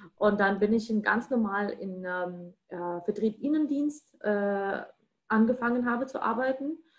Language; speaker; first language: German; non-native, fluent; Russian